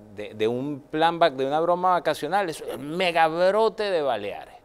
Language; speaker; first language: Spanish; native; Spanish